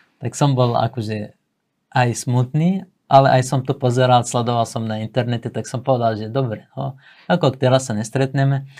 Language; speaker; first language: Slovak; non-native, fluent; Assyrian Neo-Aramaic